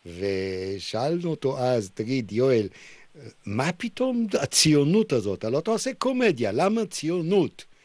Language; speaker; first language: Hebrew; native; Hebrew